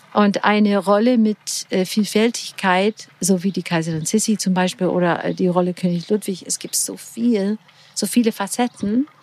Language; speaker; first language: German; non-native, fluent; English